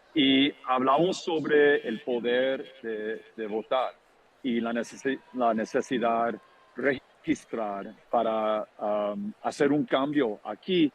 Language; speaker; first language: Spanish; non-native, fluent; English